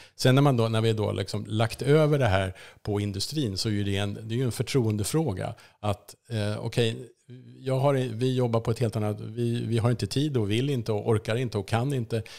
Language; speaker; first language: Swedish; native; Swedish